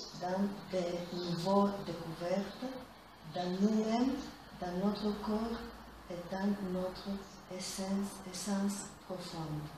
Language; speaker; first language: French; non-native, fluent; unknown